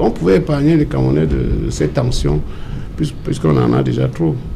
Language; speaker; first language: French; non-native, local second language; English